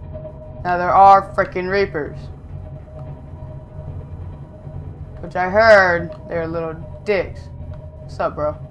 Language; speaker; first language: English; native; English